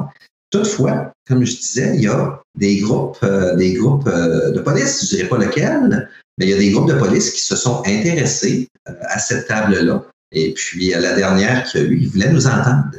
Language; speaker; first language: French; native; French